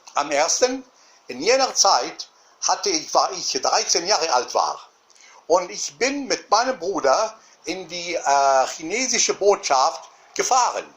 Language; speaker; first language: German; non-native, learner; Arabic